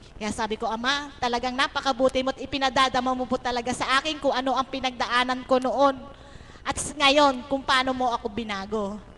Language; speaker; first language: Filipino; native; Filipino